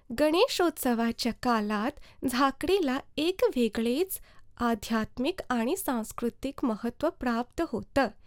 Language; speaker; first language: Marathi; early bilingual, heritage; Marathi